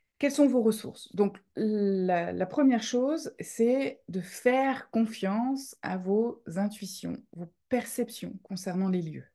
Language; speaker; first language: French; native; French